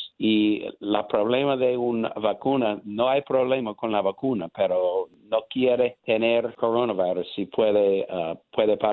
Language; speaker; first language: Spanish; non-native, learner; English